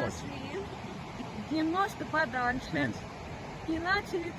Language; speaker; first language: Russian; native; Russian